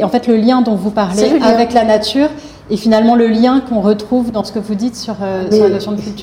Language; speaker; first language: French; native; French